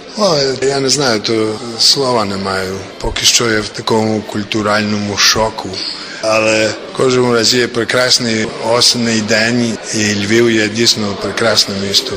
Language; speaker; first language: Ukrainian; early bilingual, heritage; Ukrainian